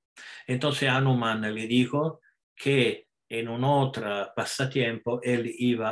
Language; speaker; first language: Spanish; non-native, fluent; Italian